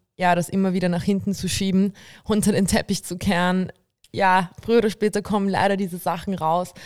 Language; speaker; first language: German; early bilingual, other home language; Bulgarian